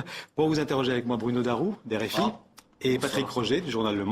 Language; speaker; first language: French; native; French